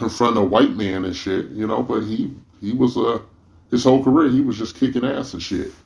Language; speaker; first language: English; native; English